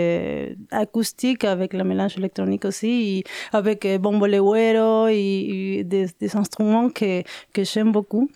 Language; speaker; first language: French; non-native, learner; Spanish